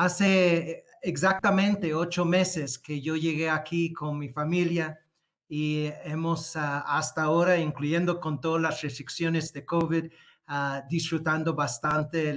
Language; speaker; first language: Spanish; non-native, fluent; English